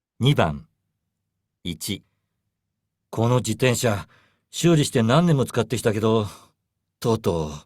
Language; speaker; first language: Japanese; non-native, learner; Bangla